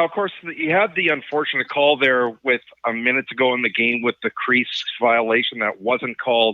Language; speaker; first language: English; native; English